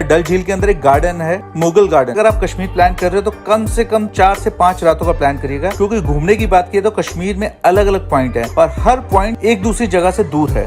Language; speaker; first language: Hindi; native; Hindi